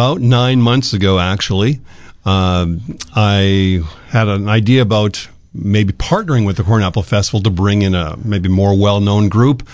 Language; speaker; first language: English; native; English